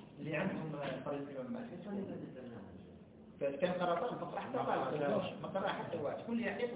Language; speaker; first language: Arabic; native; Arabic